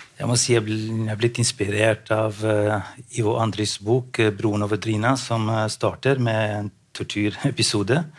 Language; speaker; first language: Norwegian; non-native, fluent; Albanian